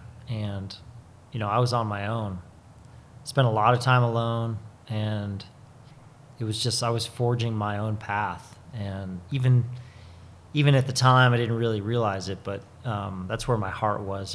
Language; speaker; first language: English; native; English